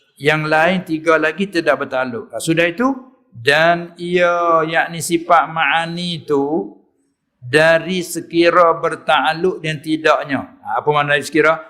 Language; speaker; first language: Malay; native; Malay